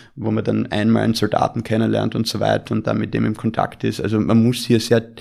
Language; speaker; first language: German; native; German